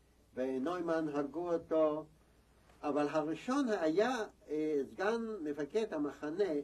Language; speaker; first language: Hebrew; non-native, fluent; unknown